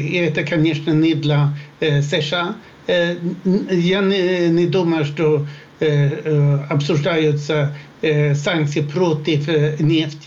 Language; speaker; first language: Russian; non-native, fluent; Swedish